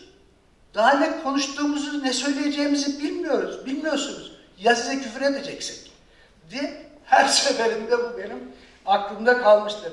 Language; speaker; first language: Turkish; native; Turkish